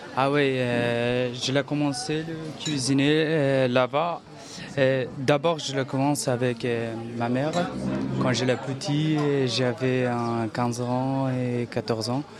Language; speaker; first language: French; non-native, learner; Persian